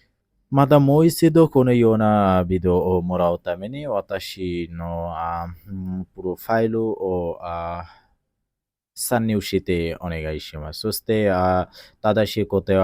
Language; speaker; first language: Japanese; non-native, learner; Bangla